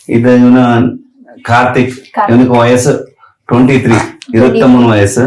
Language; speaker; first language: Malayalam; non-native, local second language; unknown